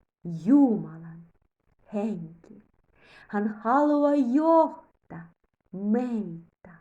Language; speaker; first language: Finnish; non-native, learner; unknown